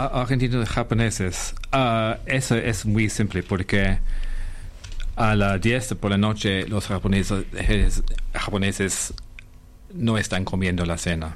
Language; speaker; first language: Spanish; non-native, fluent; English